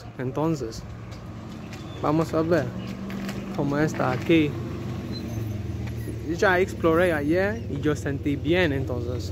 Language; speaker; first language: Spanish; non-native, learner; English